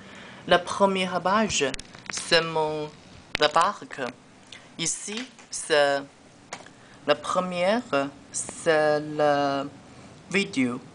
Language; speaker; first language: French; non-native, learner; Chinese